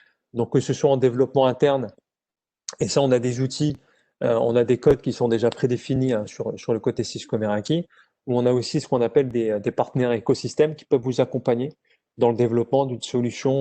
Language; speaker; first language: French; native; French